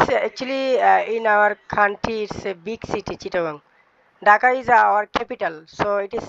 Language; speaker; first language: English; non-native, learner; Bangla